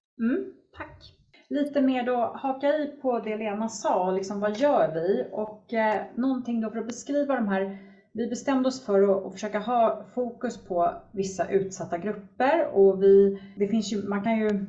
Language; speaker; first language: Swedish; native; Swedish